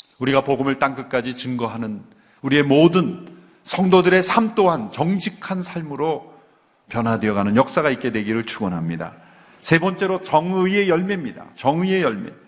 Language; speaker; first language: Korean; native; Korean